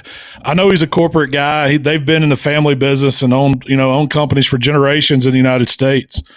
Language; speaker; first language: English; native; English